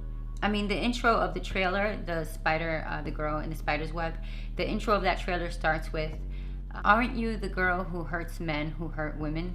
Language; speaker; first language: English; native; English